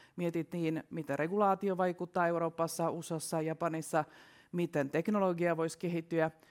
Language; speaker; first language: Finnish; non-native, fluent; Russian